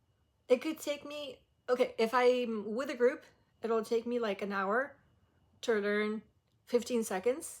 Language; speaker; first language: English; early bilingual, other home language; Spanish